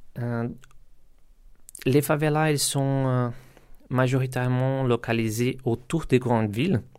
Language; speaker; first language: French; non-native, learner; Portuguese